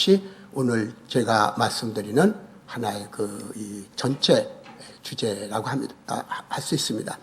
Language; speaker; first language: Korean; native; Korean